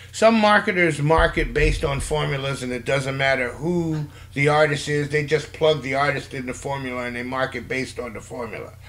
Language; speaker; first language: English; native; English